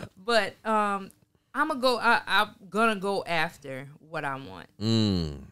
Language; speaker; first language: English; native; English